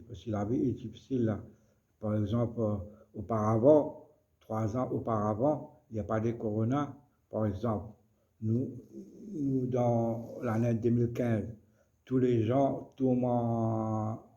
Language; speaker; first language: French; non-native, local second language; Morisyen